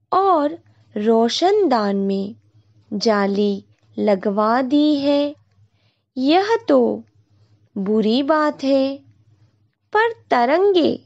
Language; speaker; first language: Hindi; non-native, local second language; Marathi